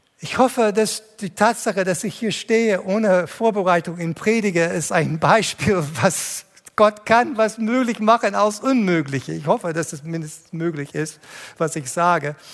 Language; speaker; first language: German; non-native, fluent; English